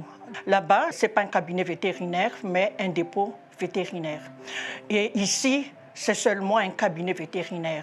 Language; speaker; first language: French; non-native, local second language; Malagasy